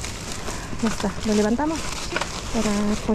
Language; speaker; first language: Spanish; non-native, learner; Filipino